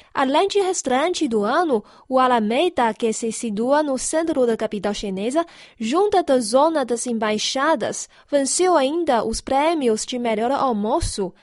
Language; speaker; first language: Portuguese; non-native, fluent; Chinese